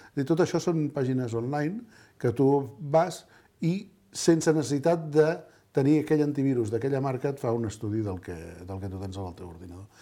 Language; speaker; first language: Catalan; native; Catalan